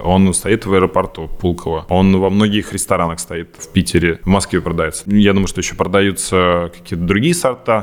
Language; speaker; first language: Russian; native; Russian